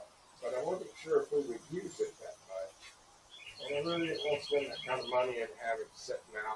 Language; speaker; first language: English; native; English